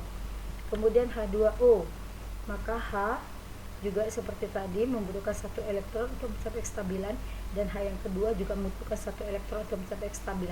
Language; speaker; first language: Indonesian; native; Indonesian